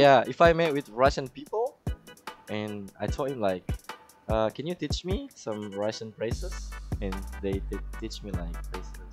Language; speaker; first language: English; non-native, learner; Indonesian